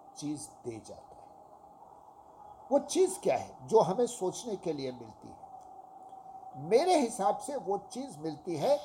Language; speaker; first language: Hindi; native; Hindi